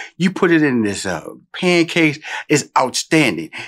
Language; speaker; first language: English; native; English